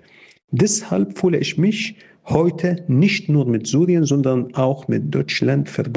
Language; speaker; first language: German; non-native, fluent; Arabic